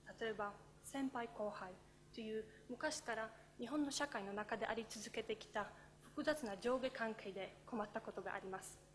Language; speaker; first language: Japanese; non-native, fluent; Polish